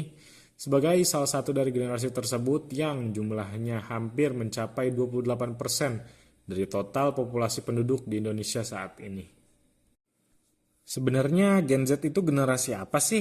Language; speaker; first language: Indonesian; native; Indonesian